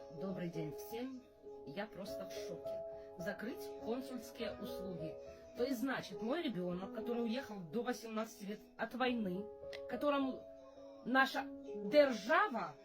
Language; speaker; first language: Ukrainian; non-native, learner; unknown